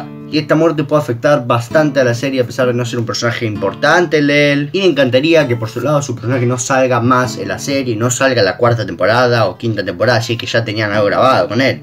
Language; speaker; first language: Spanish; native; Spanish